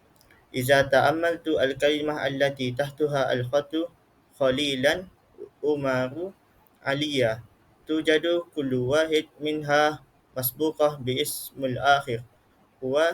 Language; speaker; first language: Arabic; non-native, learner; Malay